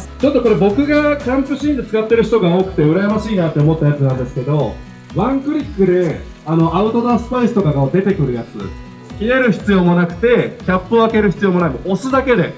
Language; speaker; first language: Japanese; native; Japanese